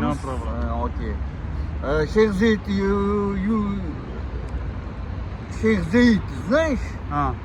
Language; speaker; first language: English; non-native, learner; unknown